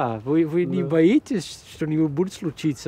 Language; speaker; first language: Russian; non-native, fluent; Dutch